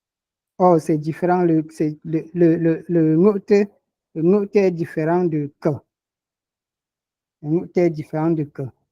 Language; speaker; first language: French; non-native, local second language; Ghomala